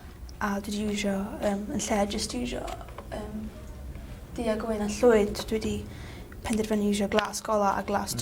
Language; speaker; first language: Welsh; native; Welsh